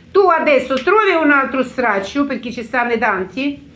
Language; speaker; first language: Italian; non-native, learner; Russian